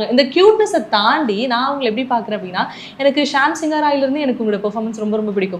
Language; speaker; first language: Tamil; native; Tamil